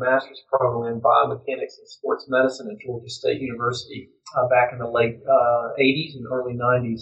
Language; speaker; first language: English; native; English